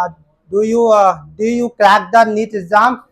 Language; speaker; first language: English; non-native, learner; Hindi